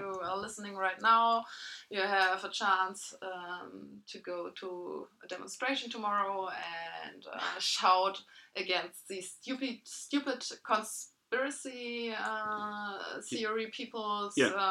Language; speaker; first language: English; non-native, fluent; German